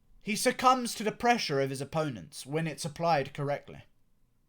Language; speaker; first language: English; native; English